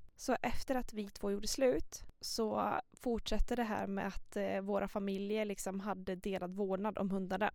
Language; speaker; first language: Swedish; early bilingual, other home language; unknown